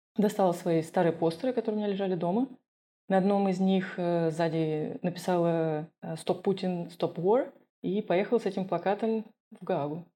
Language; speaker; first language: Russian; non-native, local second language; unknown